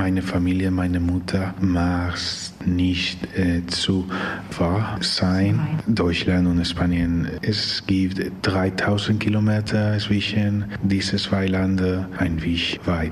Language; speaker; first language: German; non-native, learner; Spanish